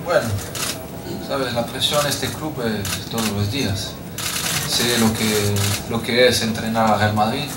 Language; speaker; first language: Spanish; non-native, fluent; French